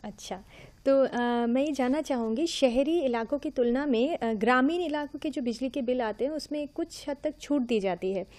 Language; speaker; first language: Hindi; non-native, local second language; Bangla